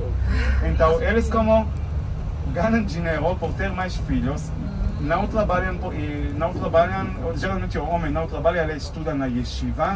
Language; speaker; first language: Portuguese; non-native, fluent; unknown